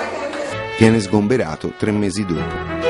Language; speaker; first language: Italian; native; Italian